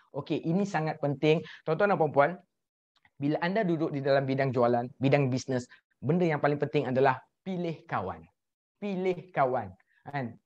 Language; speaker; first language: Malay; native; Malay